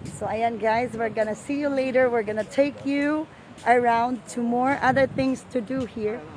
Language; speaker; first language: English; non-native, local second language; Filipino